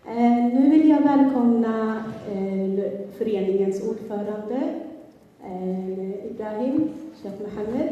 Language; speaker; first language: Swedish; early bilingual, other home language; Somali